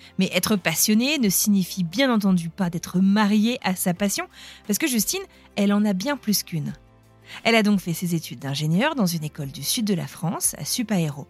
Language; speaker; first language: French; native; French